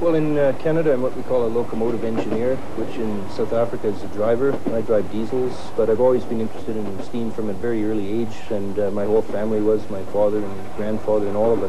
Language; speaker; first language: English; native; English